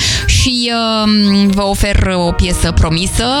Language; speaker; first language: Romanian; native; Romanian